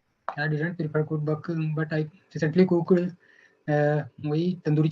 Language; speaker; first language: English; non-native, learner; Hindi